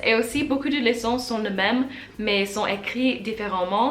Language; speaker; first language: French; non-native, learner; English